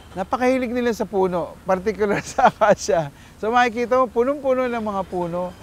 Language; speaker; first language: Filipino; native; Filipino